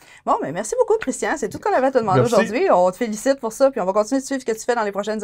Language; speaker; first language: French; native; French